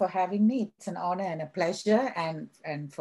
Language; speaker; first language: English; non-native, local second language; Tamil